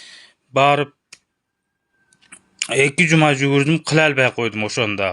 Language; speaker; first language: Kyrgyz; native; Kyrgyz